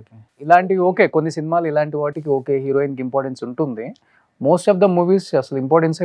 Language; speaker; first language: Telugu; native; Telugu